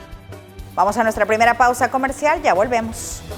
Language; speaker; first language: Spanish; native; Spanish